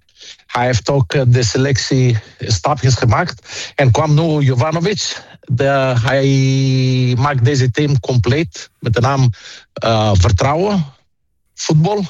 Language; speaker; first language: Dutch; non-native, fluent; Greek